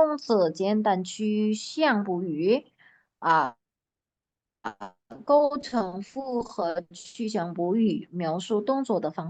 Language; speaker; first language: Chinese; non-native, fluent; Indonesian